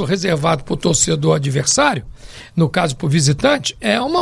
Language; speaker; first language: Portuguese; native; Portuguese